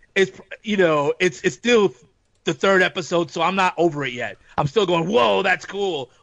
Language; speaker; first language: English; native; English